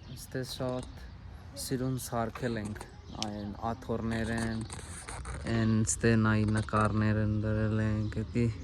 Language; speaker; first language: Armenian; non-native, learner; Hindi